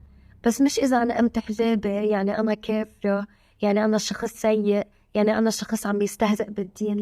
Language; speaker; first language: Arabic; native; Arabic